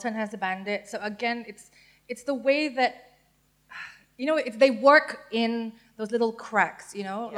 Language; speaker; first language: English; native; English